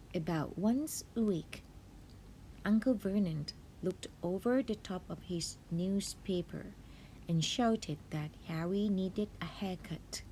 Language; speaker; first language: English; non-native, fluent; Thai